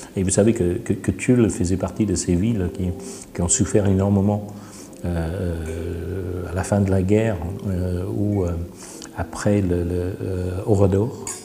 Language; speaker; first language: French; non-native, fluent; English